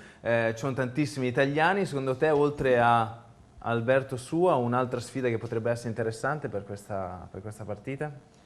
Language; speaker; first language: Italian; native; Italian